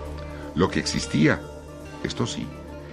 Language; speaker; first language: Spanish; native; Spanish